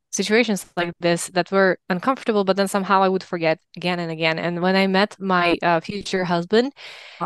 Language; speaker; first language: English; non-native, fluent; Russian